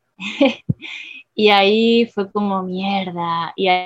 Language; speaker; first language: Spanish; native; Spanish